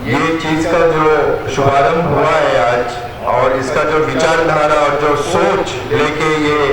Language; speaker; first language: Hindi; non-native, local second language; Malayalam